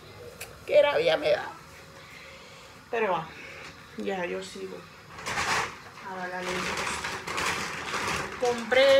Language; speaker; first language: Spanish; non-native, fluent; Georgian